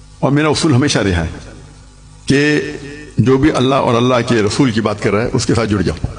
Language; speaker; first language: Urdu; non-native, local second language; Hindi